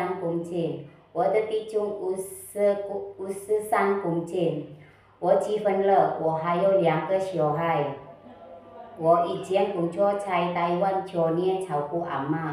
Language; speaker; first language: Chinese; non-native, learner; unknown